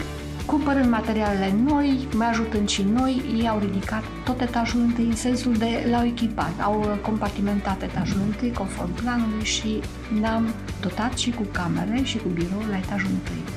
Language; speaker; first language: Romanian; native; Romanian